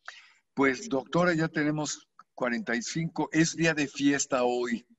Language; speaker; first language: Spanish; native; Spanish